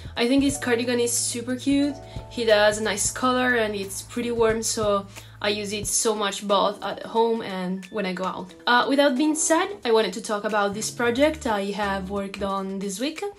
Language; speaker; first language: English; non-native, fluent; Italian